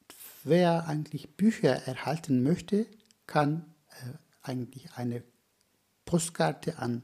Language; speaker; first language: German; non-native, fluent; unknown